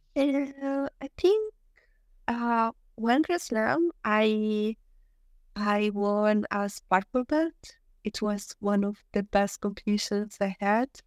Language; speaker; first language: English; non-native, learner; Italian